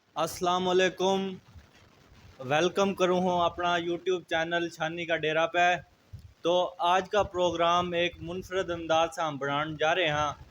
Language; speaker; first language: Hindi; native; Hindi